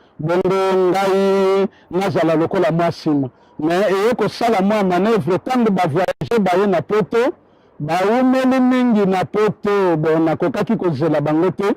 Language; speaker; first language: Lingala; native; Lingala